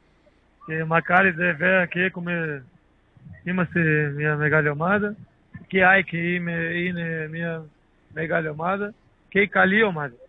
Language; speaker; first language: Greek; non-native, learner; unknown